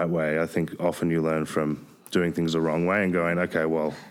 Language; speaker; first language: English; native; English